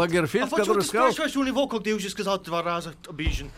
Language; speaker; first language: Russian; non-native, fluent; English